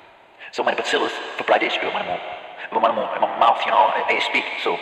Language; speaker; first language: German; non-native, learner; English